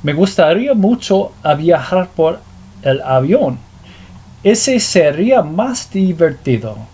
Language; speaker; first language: Spanish; non-native, learner; English